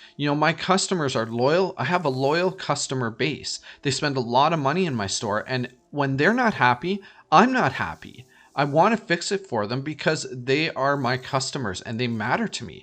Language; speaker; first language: English; native; English